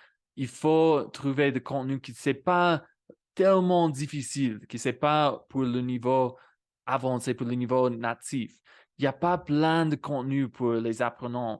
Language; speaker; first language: French; non-native, fluent; English